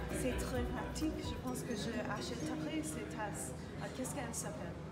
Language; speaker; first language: French; non-native, learner; English